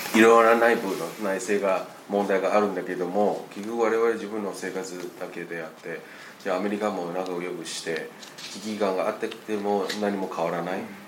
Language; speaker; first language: Japanese; non-native, fluent; Chinese